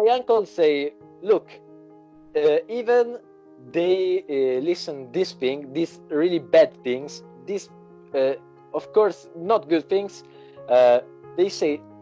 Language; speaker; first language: English; non-native, learner; Italian